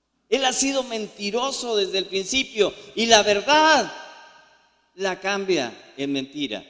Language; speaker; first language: Spanish; native; Spanish